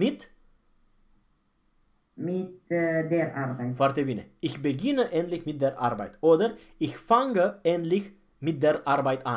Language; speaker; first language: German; non-native, fluent; Romanian